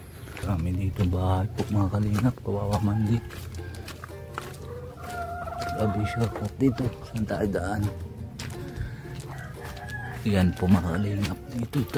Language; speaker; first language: Filipino; non-native, local second language; Bikol